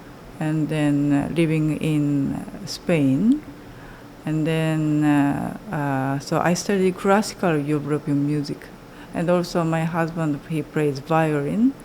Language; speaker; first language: English; non-native, learner; Japanese